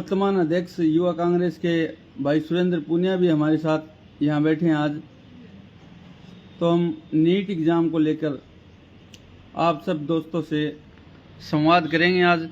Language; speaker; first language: Hindi; native; Hindi